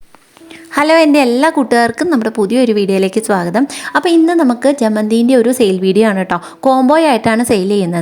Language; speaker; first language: Malayalam; native; Malayalam